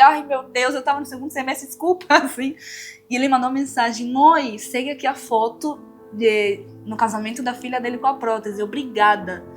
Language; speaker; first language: Portuguese; non-native, fluent; Spanish